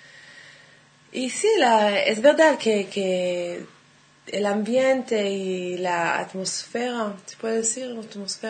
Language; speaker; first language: Spanish; non-native, fluent; Hebrew